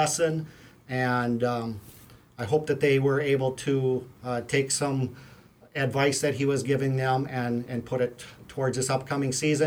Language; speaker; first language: English; native; English